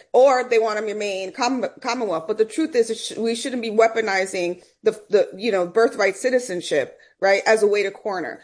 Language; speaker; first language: English; early bilingual, other home language; Spanish